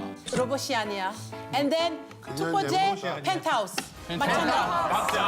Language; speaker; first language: Korean; non-native, learner; French